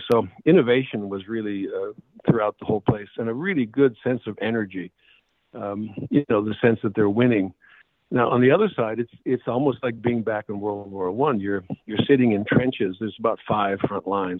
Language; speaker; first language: English; native; English